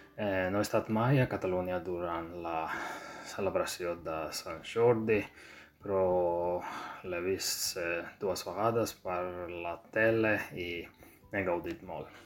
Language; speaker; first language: Catalan; non-native, learner; Georgian